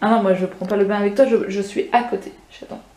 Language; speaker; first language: French; native; French